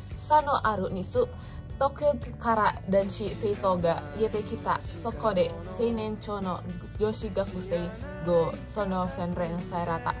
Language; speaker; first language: Japanese; non-native, learner; Indonesian